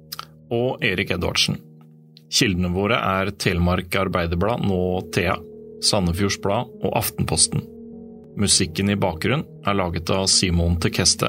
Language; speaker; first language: Norwegian; native; Norwegian